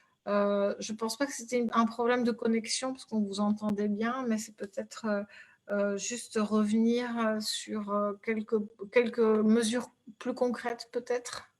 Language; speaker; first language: French; native; French